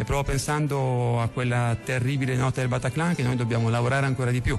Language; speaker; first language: Italian; native; Italian